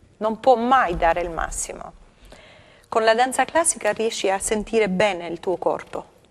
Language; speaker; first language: Italian; non-native, fluent; Albanian